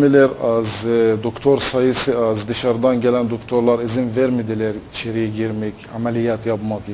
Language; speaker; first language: Turkish; non-native, fluent; Arabic